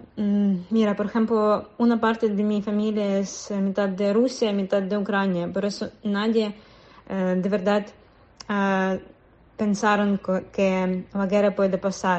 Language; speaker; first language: Spanish; non-native, learner; Russian